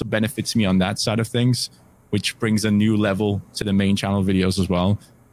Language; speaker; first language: English; non-native, fluent; German